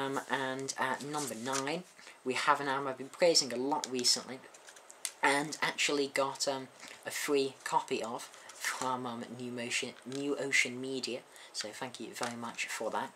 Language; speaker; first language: English; native; English